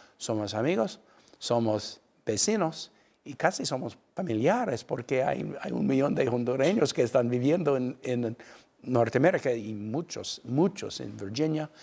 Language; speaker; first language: Spanish; non-native, fluent; English